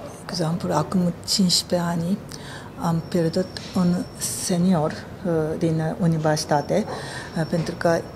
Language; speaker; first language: Romanian; non-native, learner; Japanese